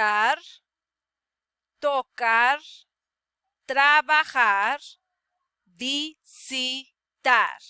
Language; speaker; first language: Spanish; non-native, fluent; English